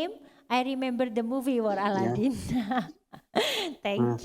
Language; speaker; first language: English; non-native, learner; Indonesian